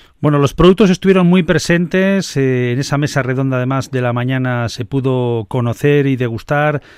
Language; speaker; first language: Spanish; native; Spanish